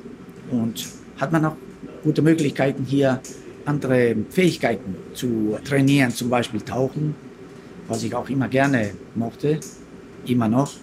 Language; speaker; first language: German; non-native, fluent; Spanish